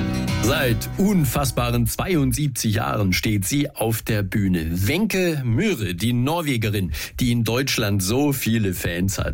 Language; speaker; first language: German; native; German